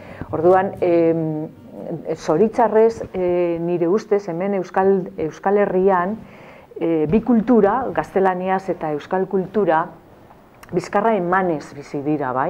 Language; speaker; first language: Basque; non-native, local second language; Spanish